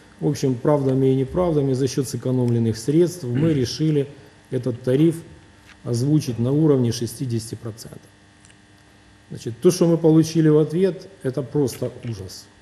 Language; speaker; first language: Russian; native; Russian